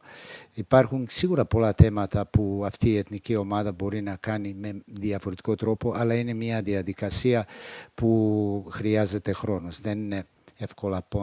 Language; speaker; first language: Greek; non-native, fluent; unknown